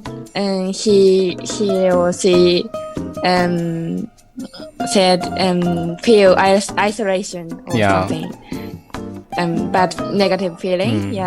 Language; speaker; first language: English; non-native, learner; Japanese